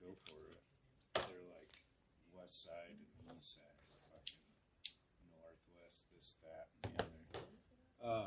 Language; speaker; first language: English; native; English